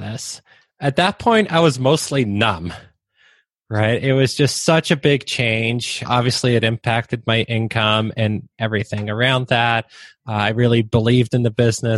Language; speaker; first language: English; non-native, fluent; Polish